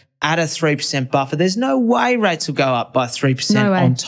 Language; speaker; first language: English; native; English